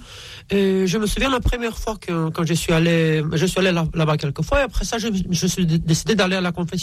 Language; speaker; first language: French; non-native, fluent; Romanian